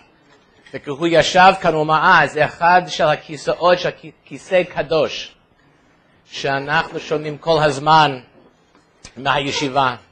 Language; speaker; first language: Hebrew; non-native, fluent; English